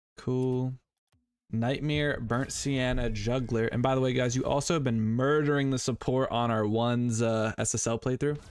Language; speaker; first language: English; native; English